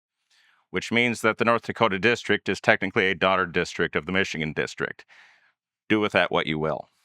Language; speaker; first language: English; native; English